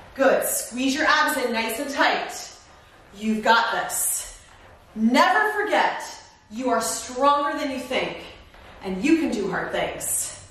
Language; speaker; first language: English; native; English